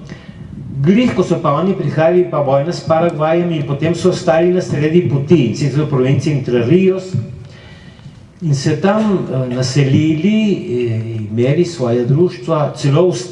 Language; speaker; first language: Slovenian; early bilingual, heritage; Slovenian